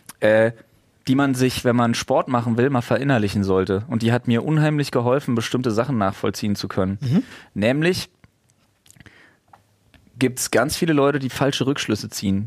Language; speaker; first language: German; native; German